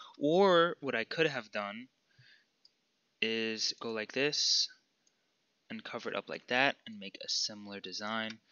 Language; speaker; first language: English; native; English